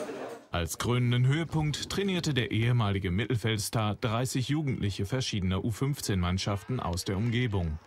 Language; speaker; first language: German; native; German